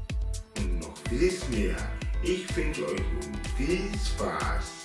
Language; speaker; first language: German; non-native, learner; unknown